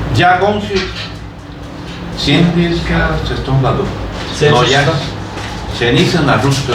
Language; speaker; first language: Russian; non-native, learner; Spanish